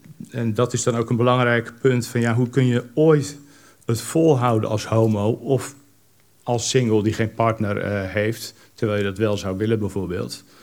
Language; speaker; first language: Dutch; native; Dutch